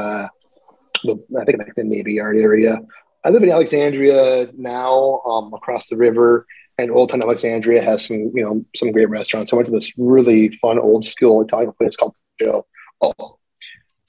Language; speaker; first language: English; native; English